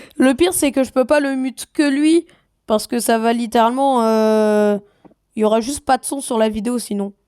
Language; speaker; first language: French; native; French